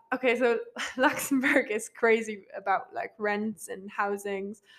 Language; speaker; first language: English; non-native, fluent; Luxembourgish